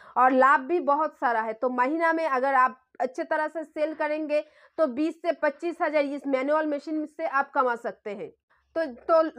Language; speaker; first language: Hindi; non-native, local second language; Bangla